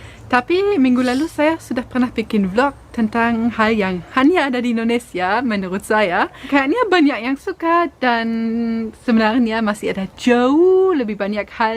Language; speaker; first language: Indonesian; non-native, fluent; German